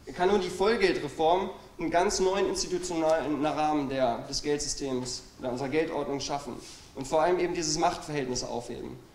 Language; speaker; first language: German; native; German